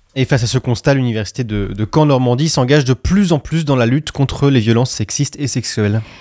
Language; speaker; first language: French; native; French